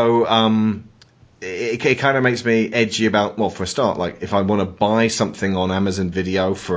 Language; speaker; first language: English; native; English